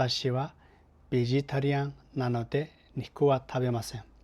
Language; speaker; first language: Japanese; non-native, learner; Mongolian